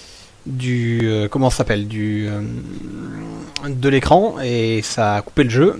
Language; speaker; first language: French; native; French